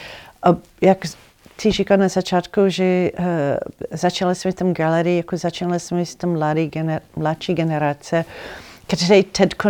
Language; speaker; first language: Czech; non-native, learner; English